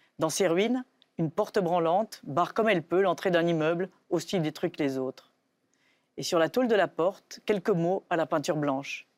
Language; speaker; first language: French; native; French